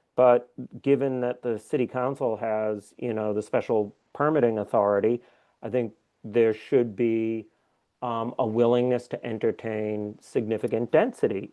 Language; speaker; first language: English; native; English